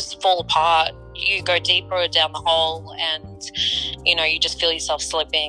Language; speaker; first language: English; native; English